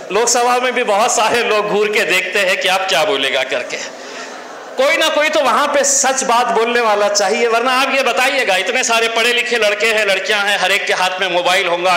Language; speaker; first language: Hindi; non-native, local second language; Marathi